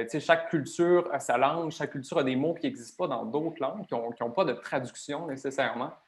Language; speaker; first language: French; native; French